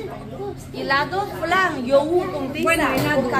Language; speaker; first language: Spanish; non-native, learner; Filipino